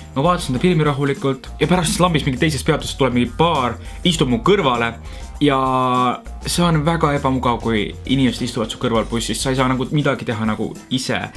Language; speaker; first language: Estonian; early bilingual, heritage; Estonian